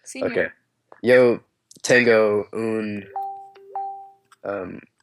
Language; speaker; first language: Spanish; non-native, learner; English